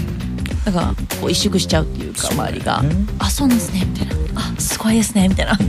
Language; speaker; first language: Japanese; native; Japanese